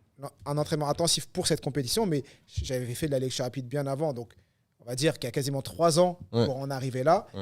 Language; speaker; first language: French; native; French